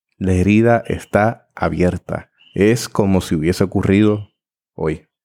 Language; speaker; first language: Spanish; native; Spanish